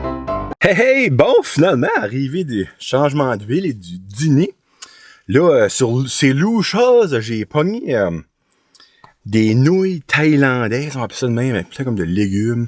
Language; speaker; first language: French; native; French